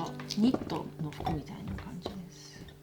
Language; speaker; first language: Japanese; native; Japanese